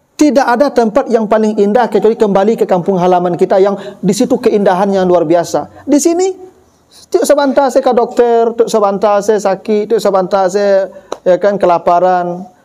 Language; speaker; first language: Malay; non-native, local second language; Minangkabau